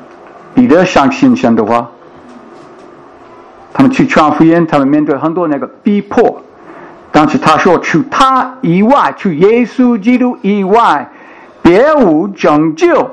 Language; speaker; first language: Chinese; non-native, fluent; English